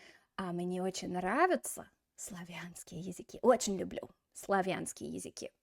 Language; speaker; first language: Russian; non-native, fluent; English